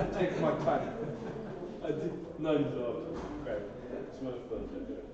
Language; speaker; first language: English; non-native, learner; Norwegian